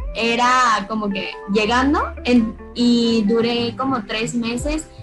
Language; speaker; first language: Spanish; early bilingual, other home language; Chinese